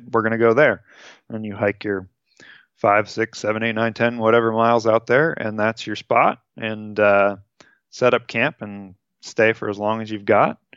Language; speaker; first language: English; native; English